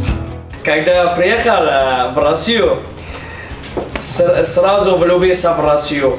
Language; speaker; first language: Russian; non-native, fluent; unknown